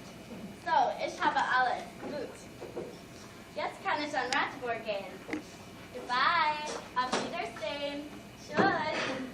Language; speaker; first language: German; non-native, learner; English